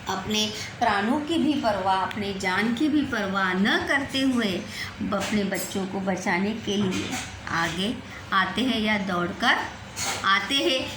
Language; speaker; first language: Hindi; non-native, local second language; Marathi